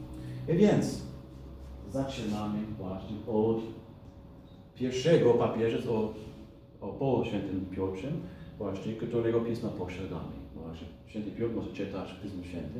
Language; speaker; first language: Polish; non-native, fluent; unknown